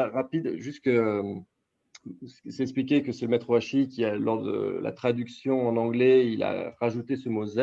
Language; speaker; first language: French; native; French